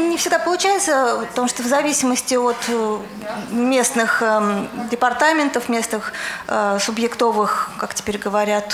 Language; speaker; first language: Russian; native; Russian